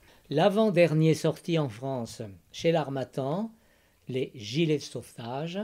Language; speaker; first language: French; native; French